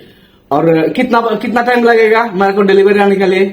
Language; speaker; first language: Hindi; non-native, learner; Bangla